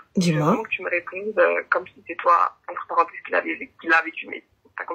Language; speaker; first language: French; native; French